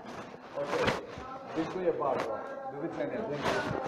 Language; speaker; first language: Polish; non-native, learner; Czech